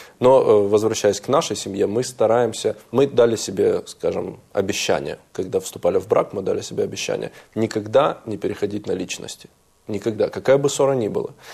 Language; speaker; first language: Russian; native; Russian